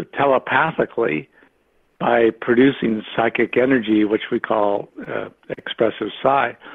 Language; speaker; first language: English; native; English